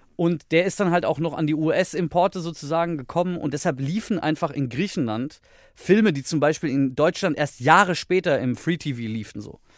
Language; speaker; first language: German; early bilingual, heritage; Greek